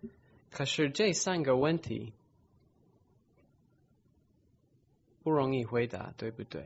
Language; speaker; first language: Chinese; non-native, fluent; English